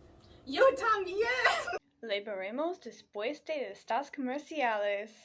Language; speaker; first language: Spanish; non-native, learner; English